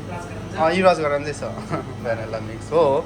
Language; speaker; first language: Nepali; native; Nepali